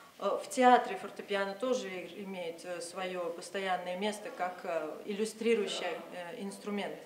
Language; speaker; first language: Russian; native; Russian